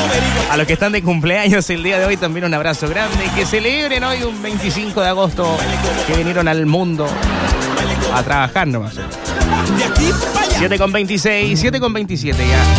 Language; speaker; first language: Spanish; native; Spanish